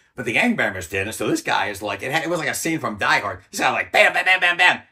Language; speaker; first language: English; native; English